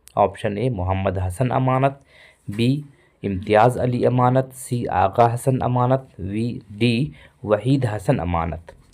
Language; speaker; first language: Hindi; native; Hindi